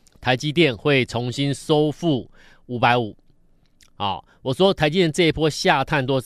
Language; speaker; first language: Chinese; native; Chinese